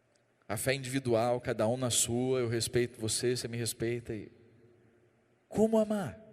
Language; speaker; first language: Portuguese; native; Portuguese